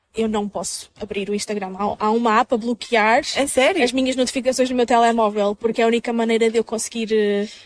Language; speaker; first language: Portuguese; native; Portuguese